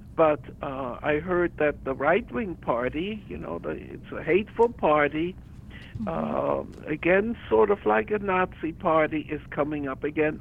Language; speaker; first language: English; early bilingual, other home language; German